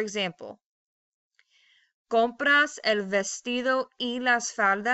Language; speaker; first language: Spanish; non-native, fluent; English